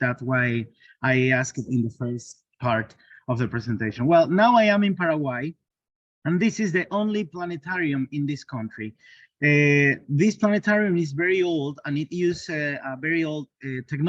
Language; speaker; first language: English; non-native, learner; Spanish